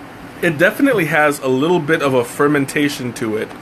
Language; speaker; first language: English; native; English